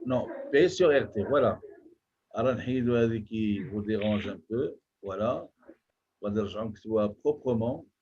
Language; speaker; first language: French; non-native, local second language; Arabic